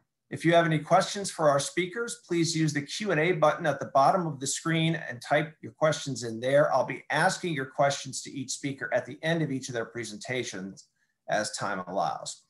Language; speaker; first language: English; native; English